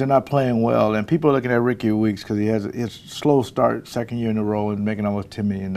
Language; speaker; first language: English; native; English